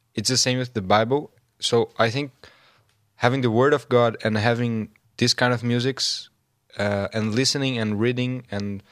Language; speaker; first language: English; non-native, learner; Portuguese